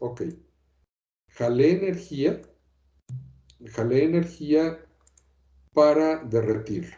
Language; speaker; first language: Spanish; native; Spanish